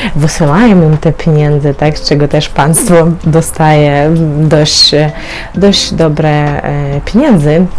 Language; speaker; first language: Polish; non-native, fluent; Ukrainian